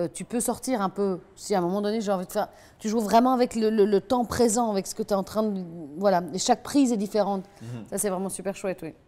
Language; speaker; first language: French; native; French